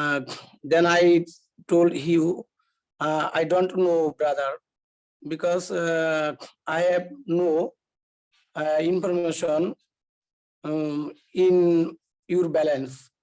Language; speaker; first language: English; non-native, learner; Bangla